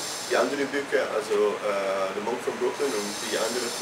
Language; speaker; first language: German; non-native, fluent; English